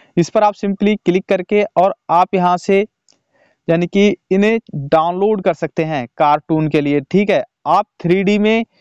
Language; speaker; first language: Hindi; native; Hindi